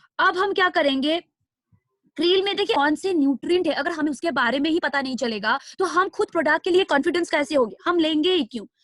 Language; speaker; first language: Hindi; non-native, local second language; Nepali